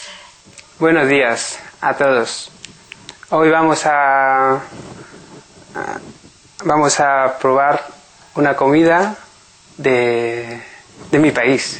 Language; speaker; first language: Spanish; non-native, learner; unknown